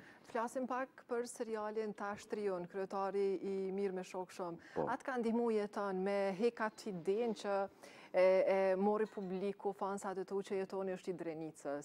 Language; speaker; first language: Albanian; native; Albanian